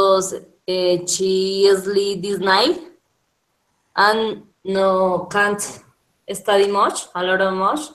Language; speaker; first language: English; non-native, learner; Spanish